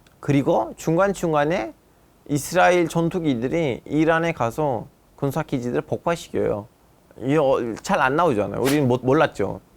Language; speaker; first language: Korean; non-native, fluent; Turkish